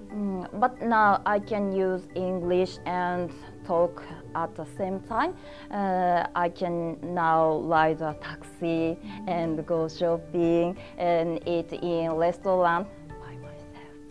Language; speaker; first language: English; non-native, learner; Japanese